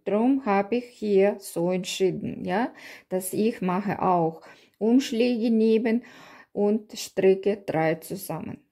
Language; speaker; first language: German; non-native, learner; Russian